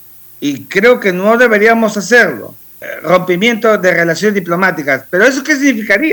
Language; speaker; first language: Spanish; native; Spanish